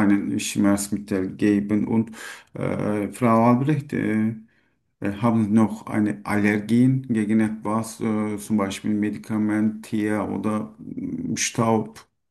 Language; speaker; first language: German; non-native, learner; Turkish